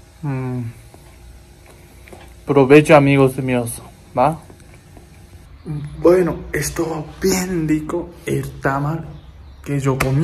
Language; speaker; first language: Spanish; non-native, learner; Japanese